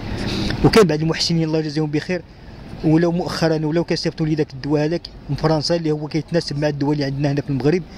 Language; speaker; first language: Arabic; native; Arabic